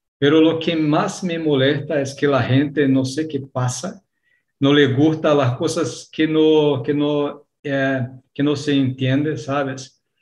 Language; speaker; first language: Spanish; non-native, learner; Portuguese